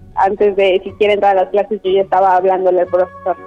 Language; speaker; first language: Spanish; native; Spanish